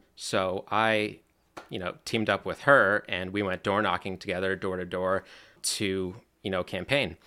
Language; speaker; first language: English; native; English